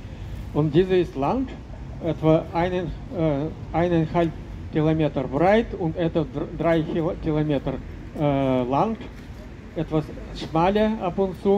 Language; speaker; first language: German; non-native, learner; Russian